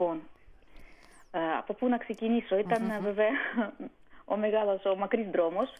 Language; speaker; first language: Greek; non-native, fluent; Armenian